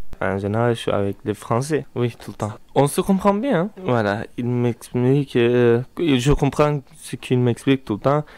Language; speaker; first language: French; non-native, learner; Turkish